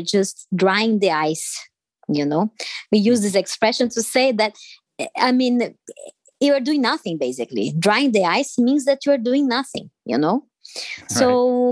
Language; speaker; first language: English; non-native, fluent; Portuguese